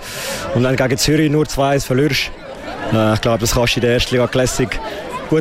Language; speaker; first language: German; native; German